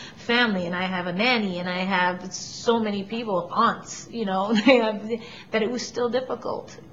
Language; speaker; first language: English; early bilingual, other home language; Spanish